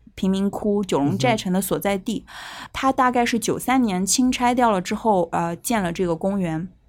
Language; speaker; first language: Chinese; native; Chinese